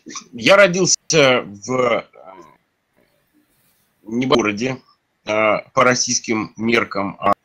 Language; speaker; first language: Russian; native; Russian